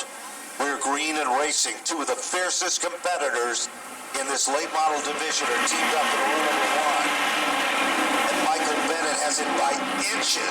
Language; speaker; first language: English; native; English